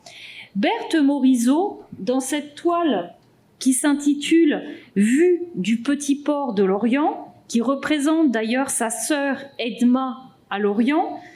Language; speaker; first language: French; native; French